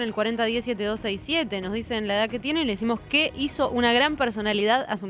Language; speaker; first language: Spanish; native; Spanish